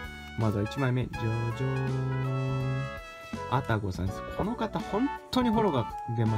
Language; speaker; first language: Japanese; native; Japanese